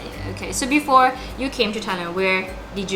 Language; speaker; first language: English; non-native, fluent; Japanese